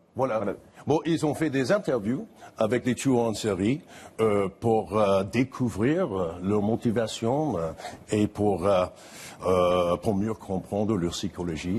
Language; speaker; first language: French; non-native, fluent; English